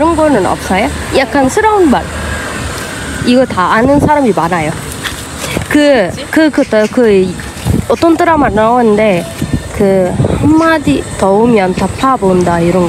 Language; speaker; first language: Korean; non-native, learner; Arabic